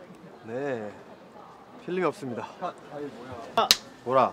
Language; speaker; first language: Korean; native; Korean